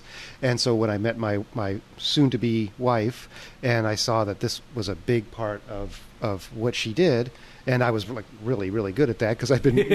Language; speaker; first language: English; native; English